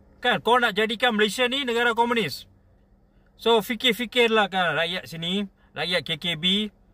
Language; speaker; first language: Malay; non-native, local second language; Tamil